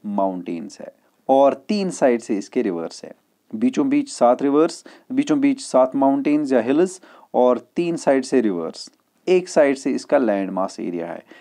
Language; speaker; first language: Hindi; non-native, local second language; Kashmiri